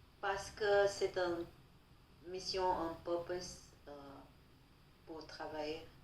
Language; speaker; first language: French; non-native, learner; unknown